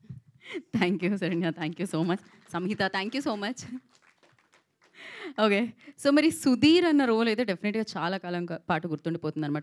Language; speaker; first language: Telugu; native; Telugu